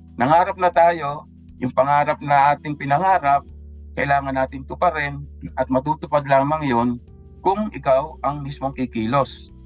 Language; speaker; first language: Filipino; native; Filipino